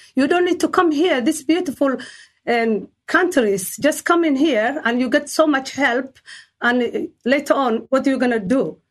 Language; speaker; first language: English; non-native, learner; Somali